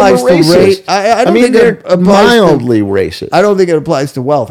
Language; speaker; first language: English; native; English